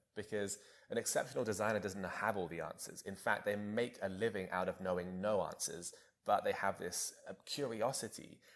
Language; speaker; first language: English; native; English